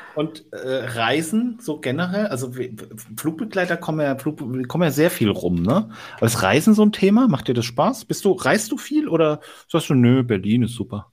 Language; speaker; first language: German; native; German